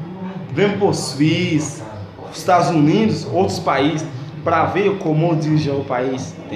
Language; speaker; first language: Portuguese; non-native, learner; Haitian Creole